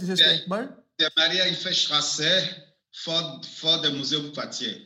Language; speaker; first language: German; non-native, fluent; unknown